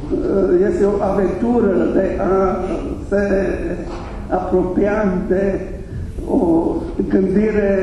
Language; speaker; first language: Romanian; non-native, fluent; German